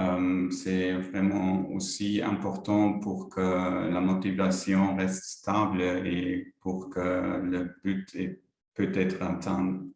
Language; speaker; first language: French; non-native, local second language; Luxembourgish